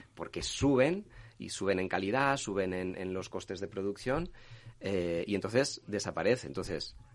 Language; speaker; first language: Spanish; native; Spanish